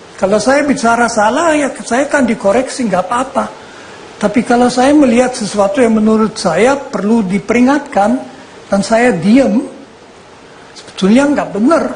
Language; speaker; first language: Indonesian; non-native, fluent; German